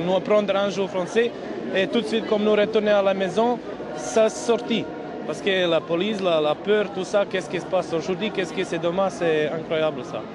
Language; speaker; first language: French; non-native, learner; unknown